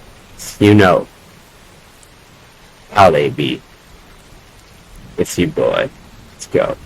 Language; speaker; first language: English; native; English